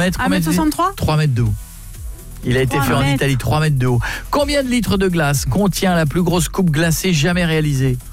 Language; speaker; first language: French; native; French